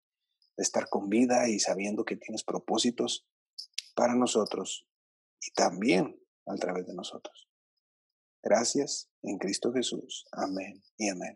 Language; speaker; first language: Spanish; native; Spanish